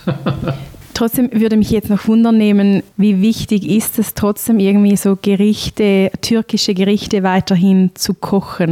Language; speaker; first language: German; native; German